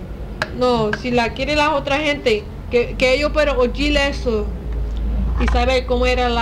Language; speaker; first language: Spanish; early bilingual, heritage; Spanish